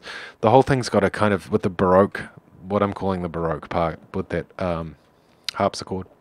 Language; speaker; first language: English; native; English